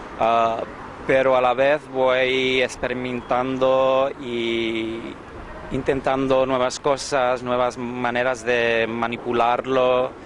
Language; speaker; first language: Spanish; early bilingual, heritage; English